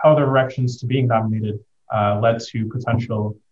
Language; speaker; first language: English; native; English